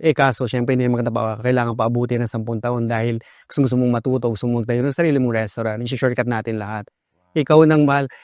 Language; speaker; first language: Filipino; native; Filipino